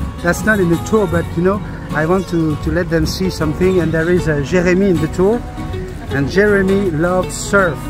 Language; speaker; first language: English; non-native, fluent; French